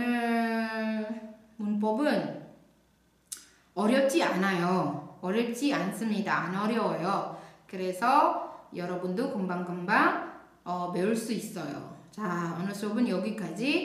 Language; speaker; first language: Korean; non-native, fluent; Indonesian